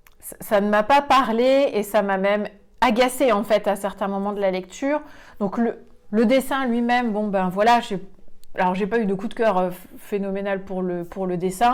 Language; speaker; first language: French; native; French